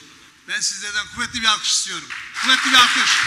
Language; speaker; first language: Turkish; native; Turkish